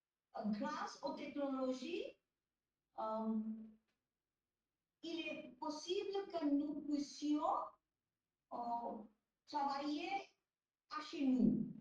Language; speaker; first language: French; non-native, learner; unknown